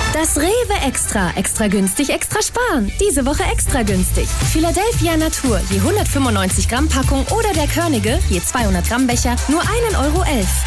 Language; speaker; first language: German; native; German